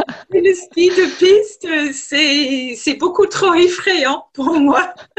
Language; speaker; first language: French; non-native, fluent; English